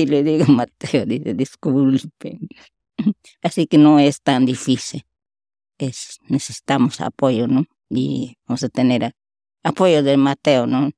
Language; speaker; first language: Spanish; non-native, local second language; Shipibo-Conibo